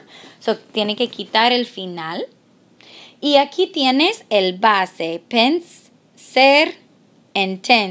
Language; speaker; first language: Spanish; non-native, fluent; English